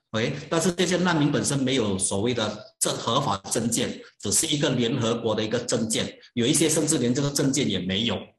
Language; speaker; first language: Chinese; native; Chinese